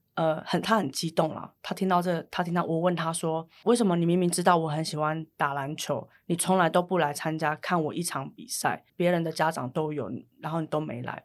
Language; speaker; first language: Chinese; native; Chinese